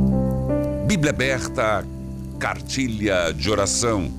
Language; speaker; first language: Portuguese; native; Portuguese